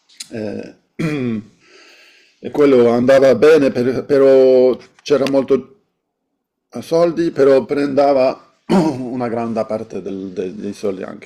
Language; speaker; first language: Italian; non-native, fluent; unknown